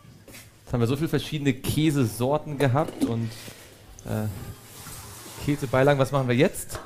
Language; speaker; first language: German; native; German